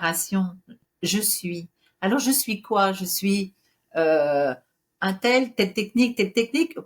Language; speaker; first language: French; native; French